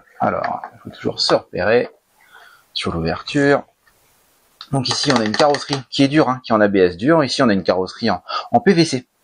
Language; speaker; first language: French; native; French